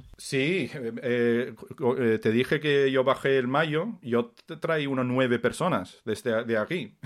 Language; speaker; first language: Spanish; early bilingual, other home language; Swedish